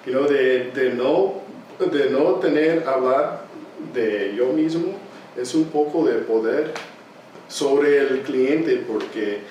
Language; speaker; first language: Spanish; early bilingual, heritage; English